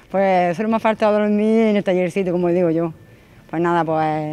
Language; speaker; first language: Spanish; native; Spanish